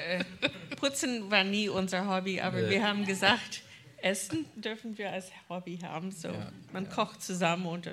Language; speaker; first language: German; non-native, fluent; English